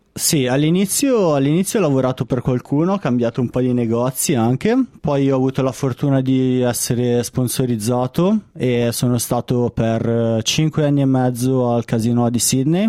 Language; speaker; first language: Italian; native; Italian